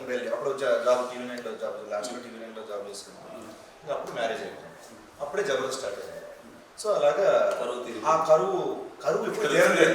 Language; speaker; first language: Telugu; native; Telugu